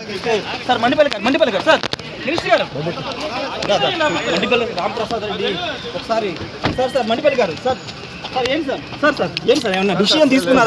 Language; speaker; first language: Telugu; native; Telugu